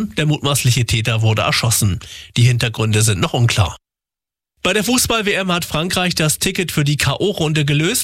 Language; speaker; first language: German; native; German